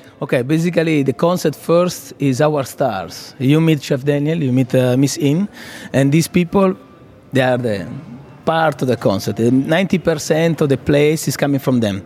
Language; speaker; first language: English; non-native, fluent; Italian